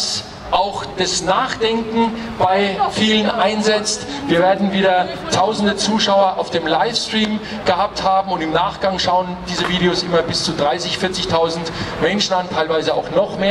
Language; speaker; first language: German; native; German